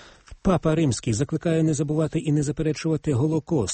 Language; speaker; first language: Ukrainian; native; Ukrainian